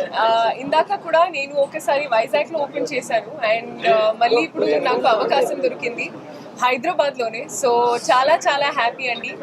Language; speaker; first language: Telugu; non-native, fluent; Hindi